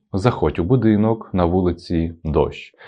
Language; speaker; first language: Ukrainian; non-native, local second language; Russian